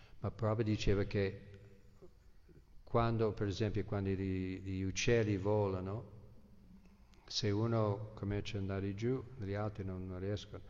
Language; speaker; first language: Italian; non-native, fluent; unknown